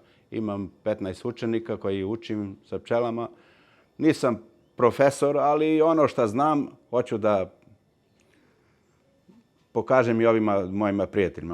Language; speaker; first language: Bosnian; early bilingual, heritage; Serbian